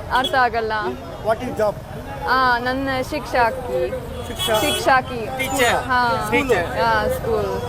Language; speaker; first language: Kannada; non-native, learner; English